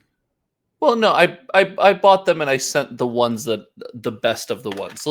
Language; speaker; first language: English; native; English